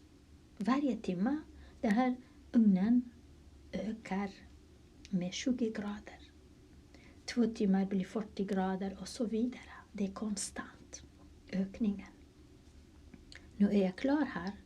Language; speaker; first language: Swedish; non-native, fluent; Kurdish